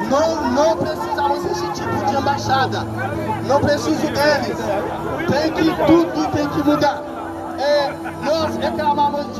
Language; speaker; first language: Portuguese; non-native, fluent; Haitian Creole